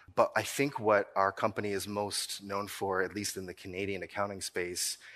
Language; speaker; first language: English; native; English